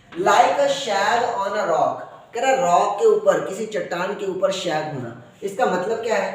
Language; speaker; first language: Hindi; non-native, local second language; Punjabi